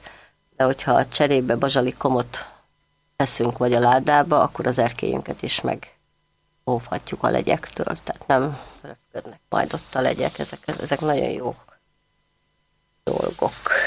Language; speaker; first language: Hungarian; native; Hungarian